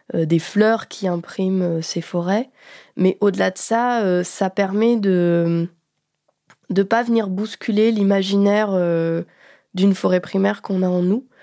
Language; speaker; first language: French; native; French